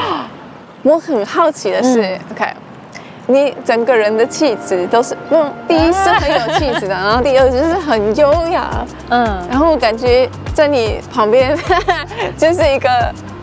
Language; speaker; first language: Chinese; non-native, fluent; English